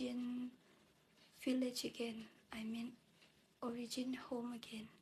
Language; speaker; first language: English; non-native, learner; Indonesian